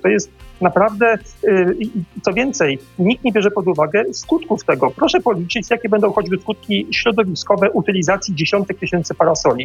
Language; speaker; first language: Polish; native; Polish